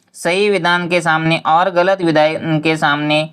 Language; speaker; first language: Hindi; non-native, local second language; Marathi